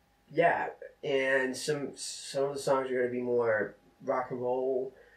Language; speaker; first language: English; non-native, fluent; Czech